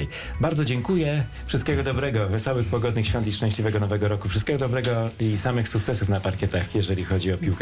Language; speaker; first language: Polish; native; Polish